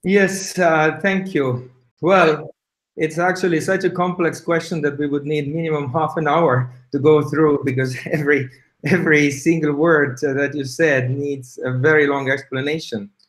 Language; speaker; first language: English; non-native, fluent; Estonian